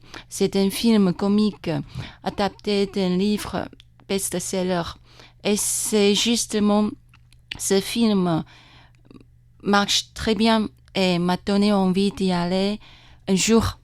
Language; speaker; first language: French; non-native, fluent; Chinese